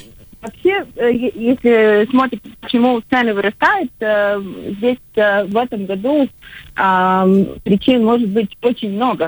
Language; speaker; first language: Russian; non-native, local second language; Latvian